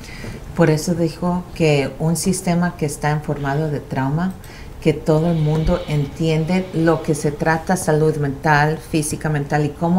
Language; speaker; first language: Spanish; early bilingual, heritage; Spanish